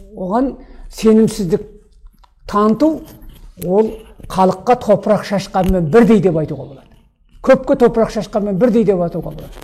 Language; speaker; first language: Kazakh; early bilingual, heritage; Kazakh